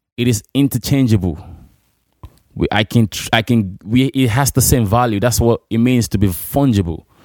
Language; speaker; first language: English; non-native, local second language; Igbo